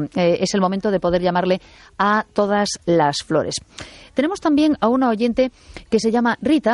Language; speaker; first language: Spanish; native; Spanish